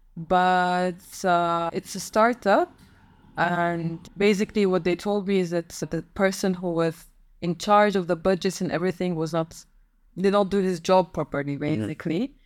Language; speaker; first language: English; non-native, fluent; Arabic